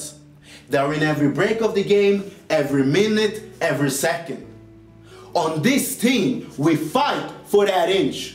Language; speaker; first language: English; non-native, fluent; Swedish